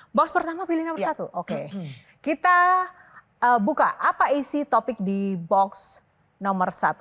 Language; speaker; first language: Indonesian; native; Indonesian